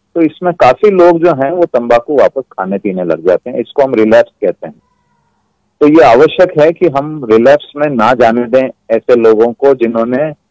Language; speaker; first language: Hindi; native; Hindi